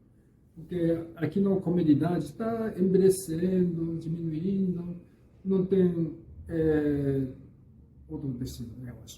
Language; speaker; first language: Portuguese; non-native, learner; Japanese